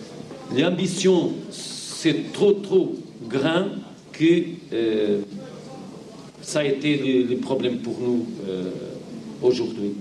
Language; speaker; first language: French; non-native, learner; Portuguese